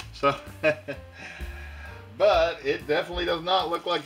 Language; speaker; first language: English; native; English